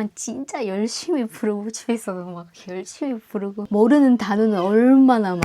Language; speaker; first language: Korean; non-native, fluent; Indonesian